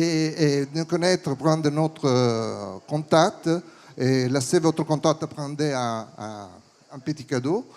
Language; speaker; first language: French; non-native, fluent; Italian